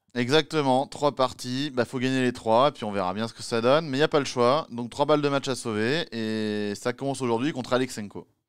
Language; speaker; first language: French; native; French